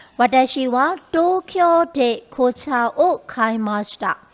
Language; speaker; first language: Japanese; non-native, fluent; Burmese